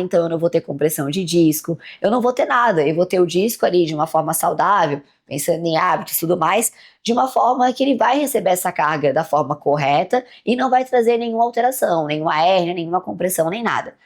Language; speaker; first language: Portuguese; native; Portuguese